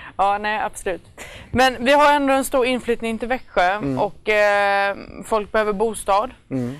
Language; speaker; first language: Swedish; native; Swedish